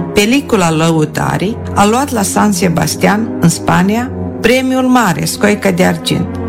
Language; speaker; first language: Romanian; non-native, local second language; Russian